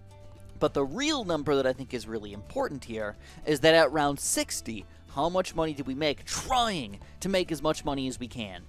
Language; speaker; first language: English; native; English